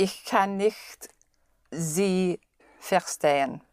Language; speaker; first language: German; non-native, learner; English